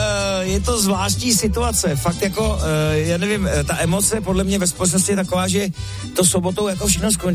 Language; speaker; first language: Czech; native; Czech